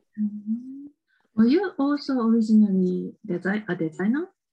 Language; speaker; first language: English; non-native, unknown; Japanese